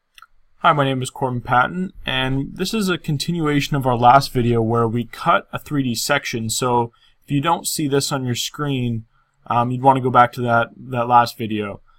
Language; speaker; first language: English; native; English